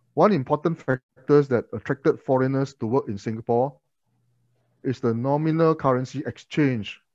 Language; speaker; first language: English; non-native, local second language; Chinese